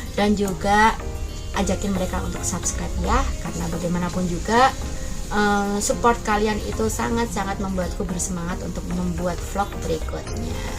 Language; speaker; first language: Indonesian; non-native, local second language; Javanese